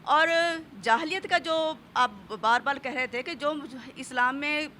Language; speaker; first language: Hindi; non-native, local second language; Punjabi